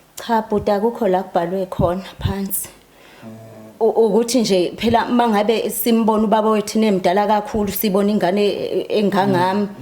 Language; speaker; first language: Zulu; native; Zulu